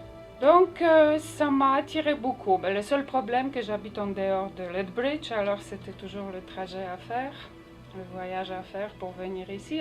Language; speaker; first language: French; non-native, fluent; Polish